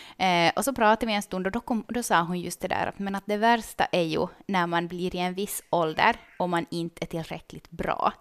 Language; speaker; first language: Swedish; native; Swedish